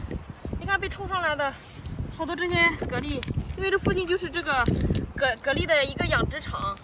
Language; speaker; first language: Chinese; native; Chinese